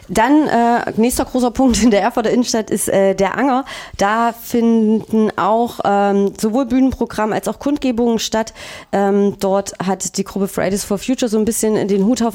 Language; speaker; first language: German; native; German